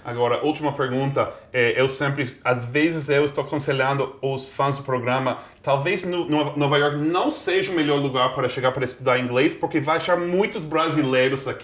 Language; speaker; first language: Portuguese; non-native, fluent; English